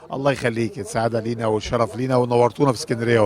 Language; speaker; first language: Arabic; native; Arabic